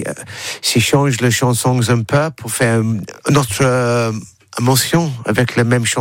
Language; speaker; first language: French; non-native, learner; English